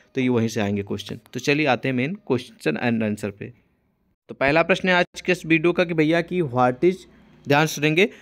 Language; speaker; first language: Hindi; native; Hindi